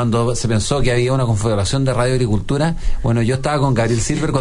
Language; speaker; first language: Spanish; native; Spanish